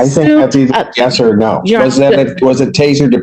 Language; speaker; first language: English; native; English